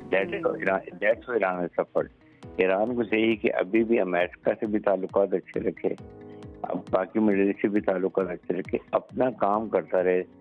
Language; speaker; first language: Urdu; non-native, local second language; Punjabi